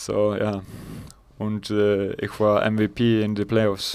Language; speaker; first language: German; non-native, fluent; Icelandic